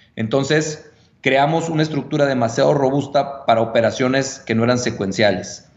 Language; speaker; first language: Spanish; native; Spanish